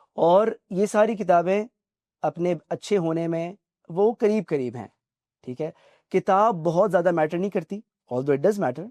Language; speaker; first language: Urdu; native; Urdu